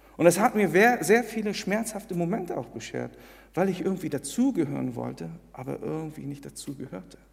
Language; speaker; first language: German; early bilingual, other home language; Korean